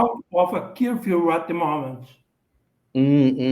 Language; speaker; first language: English; non-native, learner; Portuguese